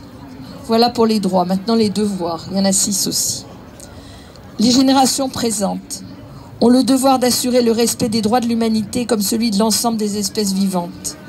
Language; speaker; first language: French; native; French